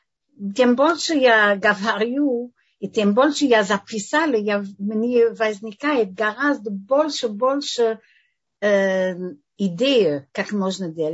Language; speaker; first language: Russian; non-native, fluent; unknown